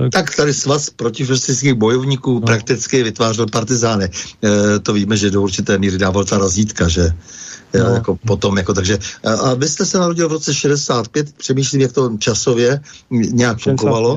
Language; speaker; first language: Czech; native; Czech